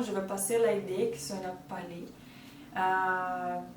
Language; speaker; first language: French; non-native, learner; Portuguese